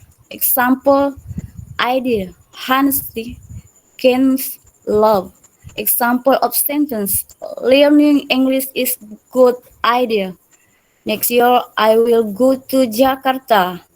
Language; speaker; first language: English; non-native, learner; Indonesian